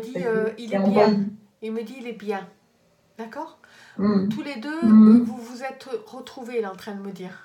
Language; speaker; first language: French; native; French